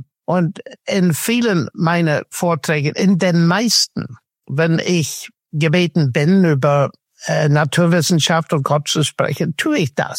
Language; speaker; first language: German; non-native, fluent; English